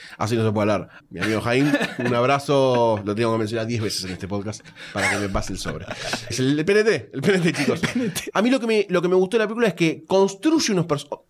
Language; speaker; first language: Spanish; native; Spanish